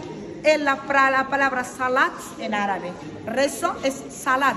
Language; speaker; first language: Spanish; non-native, fluent; Arabic